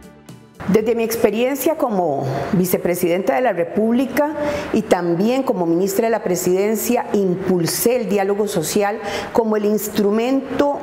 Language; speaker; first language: Spanish; native; Spanish